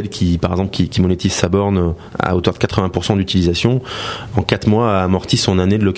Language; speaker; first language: French; native; French